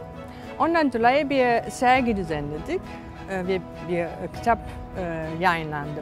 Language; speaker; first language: Turkish; non-native, fluent; German